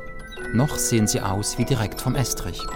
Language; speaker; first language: German; native; German